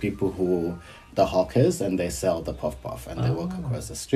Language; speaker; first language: English; non-native, local second language; Yoruba